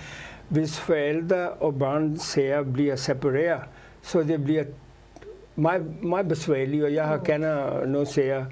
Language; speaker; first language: Danish; non-native, fluent; Urdu